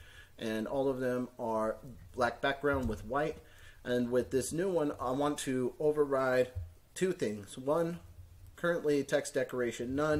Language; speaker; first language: English; native; English